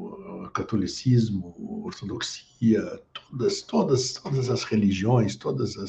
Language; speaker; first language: Portuguese; native; Portuguese